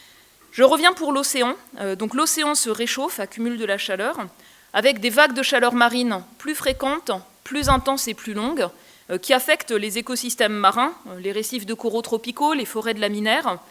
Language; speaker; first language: French; native; French